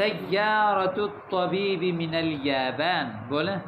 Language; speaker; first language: Arabic; non-native, fluent; Urdu